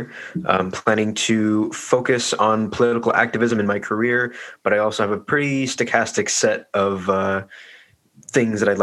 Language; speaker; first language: English; native; English